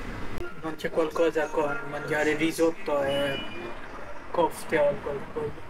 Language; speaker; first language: Italian; non-native, learner; Bangla